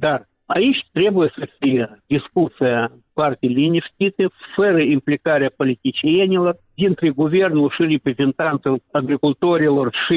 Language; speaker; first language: Romanian; non-native, local second language; Russian